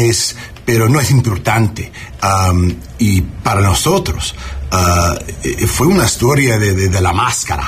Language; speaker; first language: Spanish; early bilingual, heritage; English